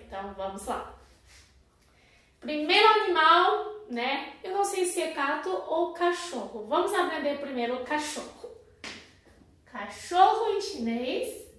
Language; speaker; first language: Portuguese; non-native, fluent; Chinese